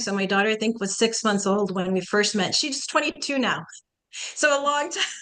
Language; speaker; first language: English; early bilingual, other home language; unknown